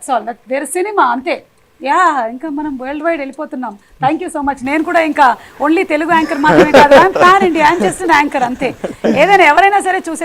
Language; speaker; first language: Telugu; native; Telugu